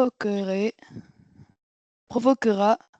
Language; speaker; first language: French; non-native, learner; Arabic